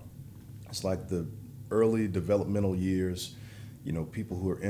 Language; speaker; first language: English; native; English